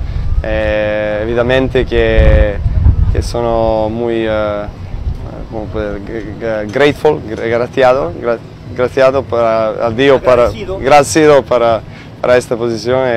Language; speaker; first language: Spanish; non-native, learner; Serbian